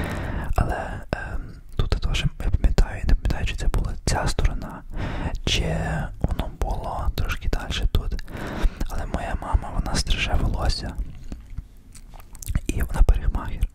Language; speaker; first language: Ukrainian; early bilingual, heritage; Ukrainian